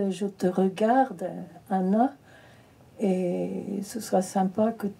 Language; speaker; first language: French; early bilingual, heritage; French